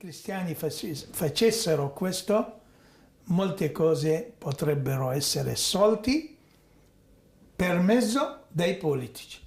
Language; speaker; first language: Italian; non-native, fluent; Arabic